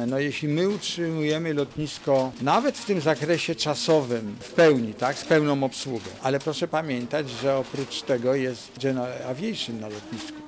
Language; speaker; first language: Polish; native; Polish